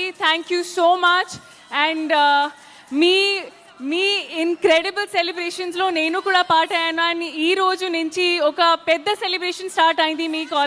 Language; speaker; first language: Telugu; non-native, local second language; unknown